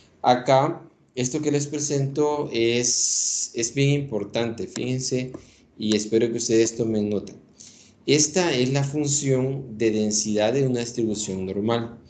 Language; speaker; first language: Spanish; native; Spanish